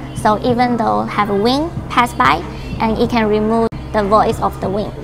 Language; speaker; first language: English; non-native, learner; Chinese